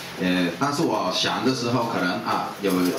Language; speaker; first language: Chinese; non-native, local second language; Cantonese